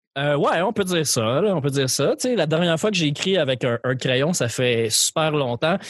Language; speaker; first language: French; native; French